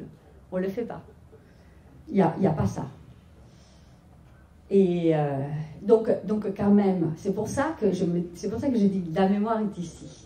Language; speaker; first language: French; non-native, fluent; Spanish